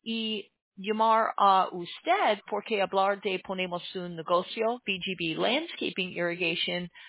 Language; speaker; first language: Spanish; non-native, learner; English